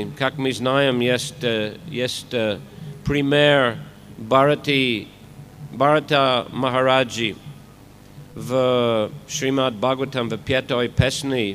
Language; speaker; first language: Russian; non-native, fluent; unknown